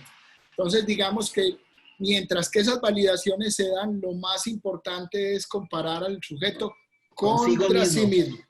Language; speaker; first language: Spanish; native; Spanish